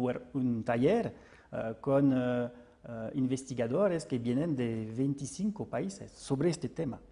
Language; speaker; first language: Spanish; non-native, fluent; French